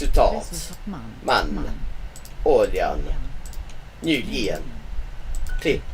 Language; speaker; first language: Swedish; non-native, learner; English